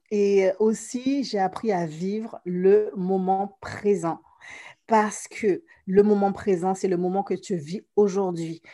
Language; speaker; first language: French; native; French